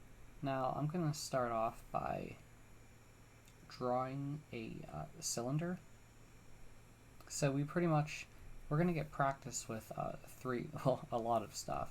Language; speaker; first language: English; native; English